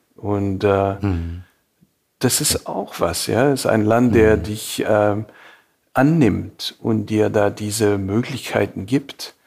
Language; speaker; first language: German; non-native, fluent; English